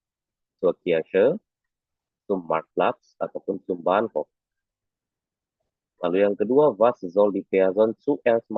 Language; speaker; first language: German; non-native, fluent; Indonesian